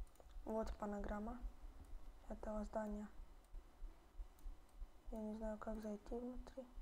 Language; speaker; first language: Russian; early bilingual, heritage; Russian